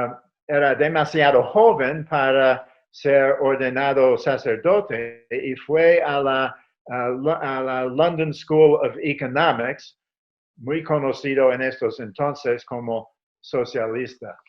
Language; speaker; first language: Spanish; non-native, fluent; English